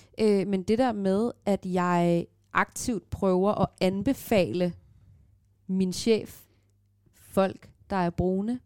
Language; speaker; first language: Danish; early bilingual, other home language; Persian